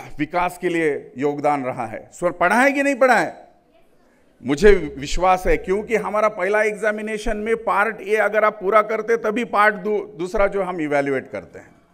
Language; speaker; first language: Hindi; non-native, local second language; Marathi